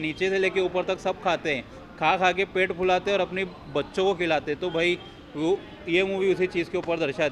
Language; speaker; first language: Hindi; native; Hindi